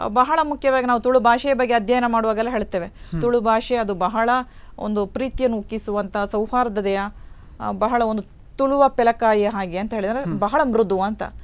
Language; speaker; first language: Kannada; non-native, local second language; Tulu